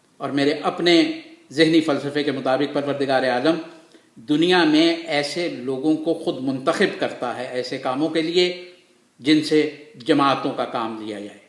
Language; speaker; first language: Urdu; native; Urdu